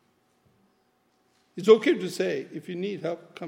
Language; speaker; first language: English; non-native, local second language; Malay